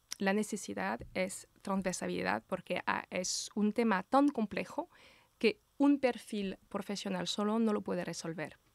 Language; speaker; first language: Spanish; non-native, fluent; French